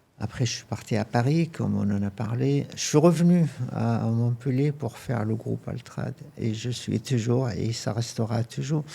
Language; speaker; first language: French; non-native, fluent; Arabic